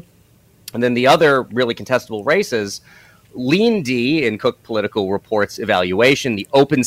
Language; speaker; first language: English; native; English